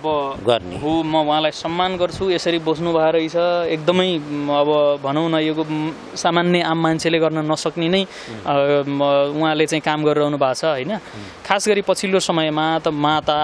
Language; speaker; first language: Nepali; native; Nepali